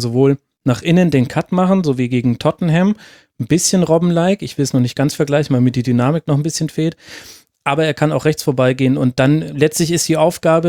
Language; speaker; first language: German; native; German